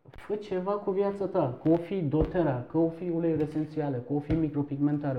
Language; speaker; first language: Romanian; non-native, fluent; Turkish